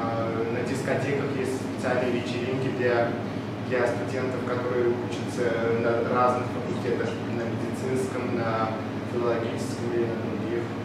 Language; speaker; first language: Russian; non-native, local second language; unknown